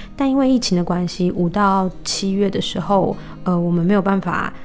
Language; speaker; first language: Chinese; native; Chinese